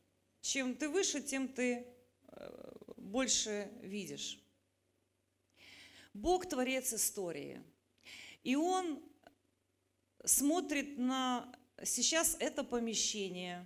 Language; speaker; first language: Russian; native; Russian